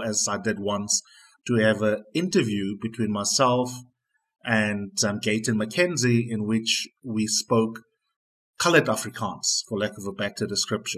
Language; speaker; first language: English; non-native, local second language; Afrikaans